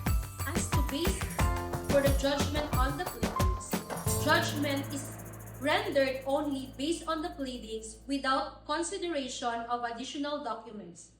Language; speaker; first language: English; non-native, local second language; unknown